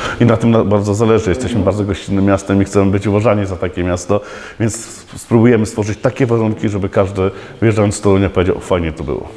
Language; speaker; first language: Polish; native; Polish